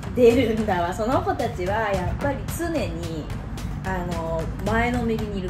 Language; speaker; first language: Japanese; native; Japanese